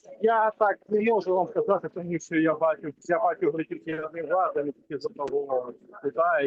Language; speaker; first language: Ukrainian; non-native, local second language; Russian